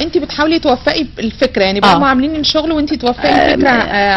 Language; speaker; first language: Arabic; native; Arabic